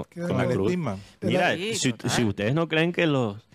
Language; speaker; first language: Spanish; early bilingual, heritage; Spanish